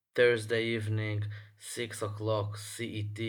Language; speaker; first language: English; non-native, fluent; Hebrew